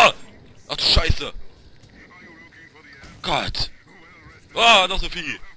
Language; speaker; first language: German; native; German